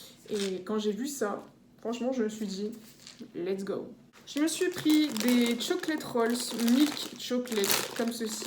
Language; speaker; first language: French; native; French